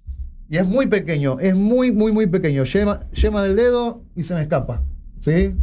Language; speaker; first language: Spanish; native; Spanish